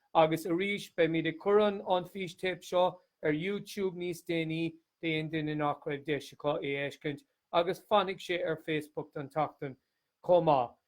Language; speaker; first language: Irish; native; Irish